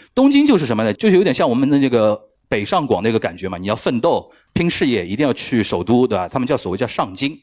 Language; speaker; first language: Chinese; native; Chinese